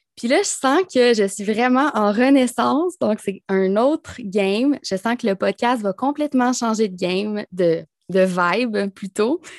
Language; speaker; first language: French; native; French